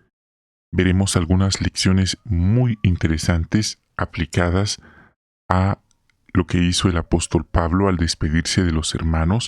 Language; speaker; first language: Spanish; native; Spanish